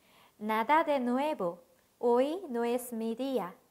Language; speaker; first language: Spanish; non-native, fluent; Korean